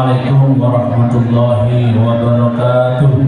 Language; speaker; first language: Indonesian; native; Indonesian